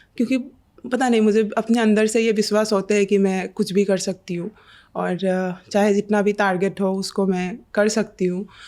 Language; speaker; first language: Hindi; non-native, local second language; Assamese